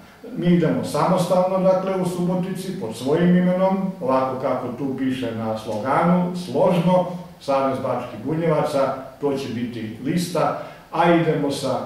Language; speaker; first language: Serbian; native; Serbian